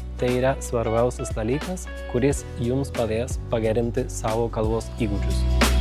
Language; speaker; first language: Lithuanian; non-native, fluent; Spanish